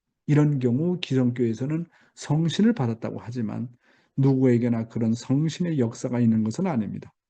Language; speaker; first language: Korean; native; Korean